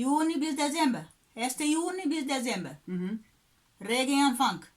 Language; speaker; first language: German; non-native, learner; Kabuverdianu